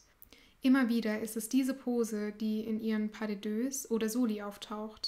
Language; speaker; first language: German; native; German